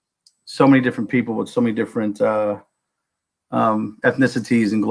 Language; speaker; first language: English; native; English